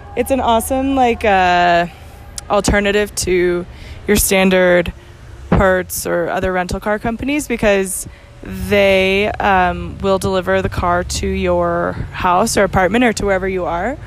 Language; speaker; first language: English; native; English